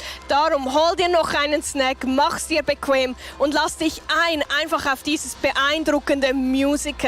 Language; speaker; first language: German; native; German